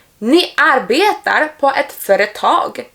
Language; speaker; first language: Swedish; non-native, fluent; Polish